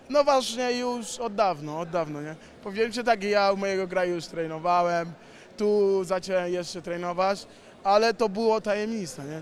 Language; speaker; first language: Polish; non-native, learner; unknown